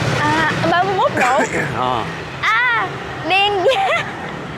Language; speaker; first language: Vietnamese; native; Vietnamese